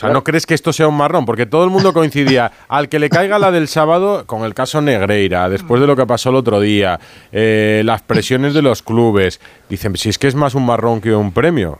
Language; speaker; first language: Spanish; native; Spanish